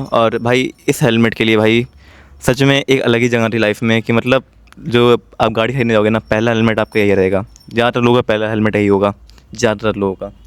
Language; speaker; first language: Hindi; native; Hindi